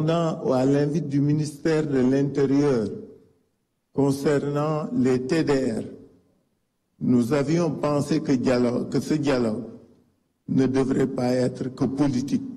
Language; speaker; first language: French; non-native, local second language; Wolof